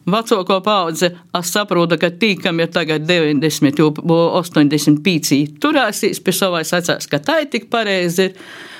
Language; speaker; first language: Latvian; native; Latvian